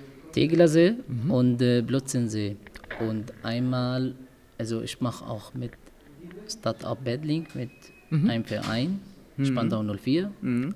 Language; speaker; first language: German; non-native, learner; Arabic